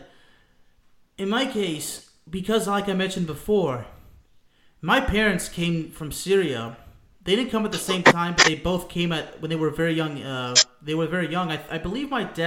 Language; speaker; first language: English; native; English